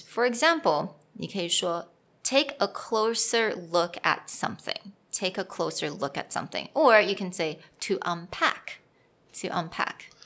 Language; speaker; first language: English; non-native, fluent; Chinese